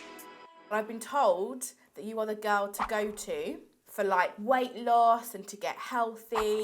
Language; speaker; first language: English; native; English